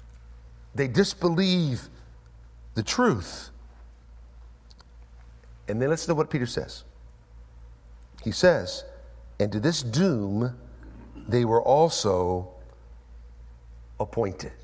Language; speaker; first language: English; native; English